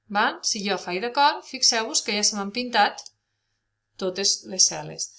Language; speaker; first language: Catalan; native; Catalan